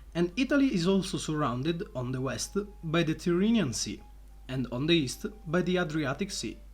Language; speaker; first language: English; non-native, fluent; Italian